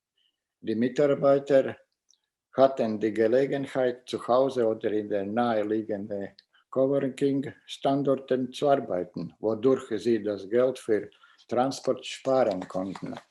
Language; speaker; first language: German; non-native, fluent; Latvian